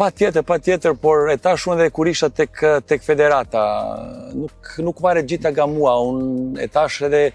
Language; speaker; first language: Albanian; non-native, learner; Serbian